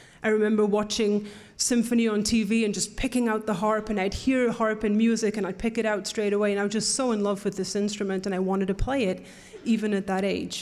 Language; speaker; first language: English; native; English